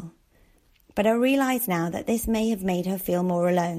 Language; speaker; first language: English; native; English